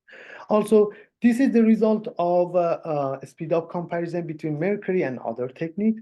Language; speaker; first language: English; non-native, fluent; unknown